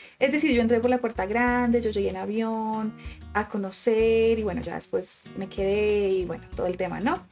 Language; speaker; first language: Spanish; native; Spanish